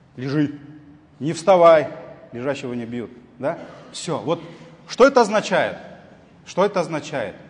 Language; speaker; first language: Russian; non-native, local second language; Tatar